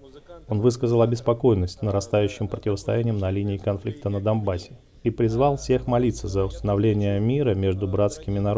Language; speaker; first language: Russian; native; Russian